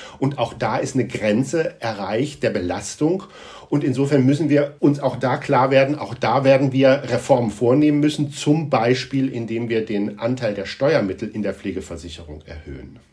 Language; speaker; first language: German; native; German